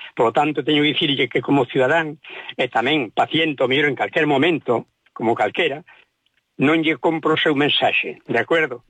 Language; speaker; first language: Galician; native; Galician